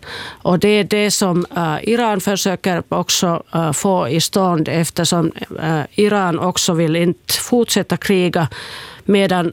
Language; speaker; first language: Swedish; non-native, fluent; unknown